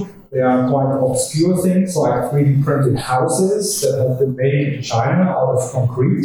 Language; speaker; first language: English; non-native, fluent; German